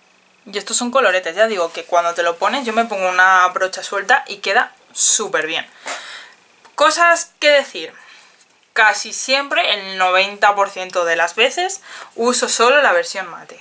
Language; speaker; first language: Spanish; native; Spanish